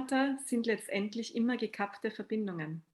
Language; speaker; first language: German; native; German